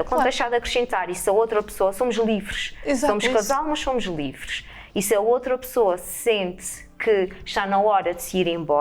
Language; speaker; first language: Portuguese; native; Portuguese